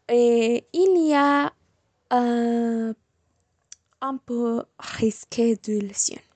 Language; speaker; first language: French; non-native, learner; Spanish